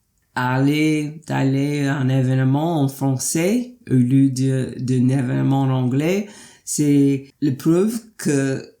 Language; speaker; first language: French; non-native, fluent; English